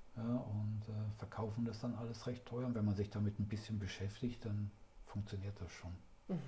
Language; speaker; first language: German; native; German